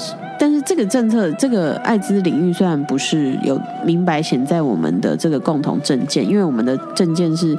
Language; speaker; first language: Chinese; native; Chinese